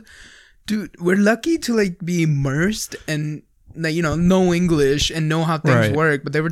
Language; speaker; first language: English; early bilingual, other home language; Punjabi